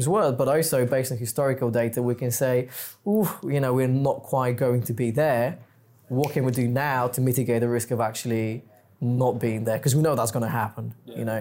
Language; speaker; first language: English; non-native, fluent; Bulgarian